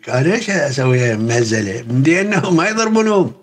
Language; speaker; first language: Arabic; native; Arabic